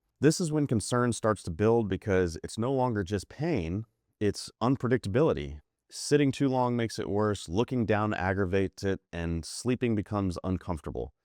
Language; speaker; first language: English; native; English